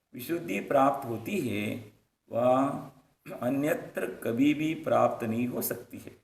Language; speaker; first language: Hindi; non-native, local second language; Kannada